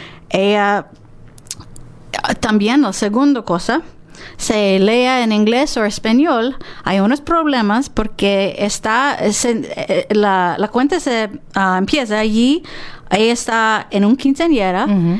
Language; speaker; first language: Spanish; non-native, learner; English